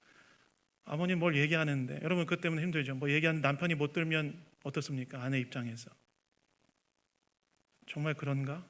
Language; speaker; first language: Korean; native; Korean